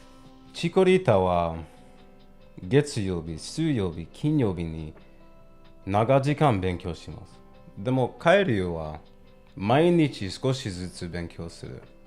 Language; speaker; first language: Japanese; non-native, learner; English